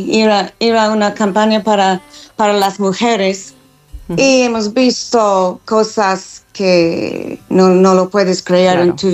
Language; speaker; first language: Spanish; non-native, fluent; English